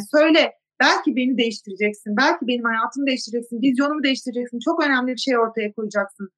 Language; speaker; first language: Turkish; native; Turkish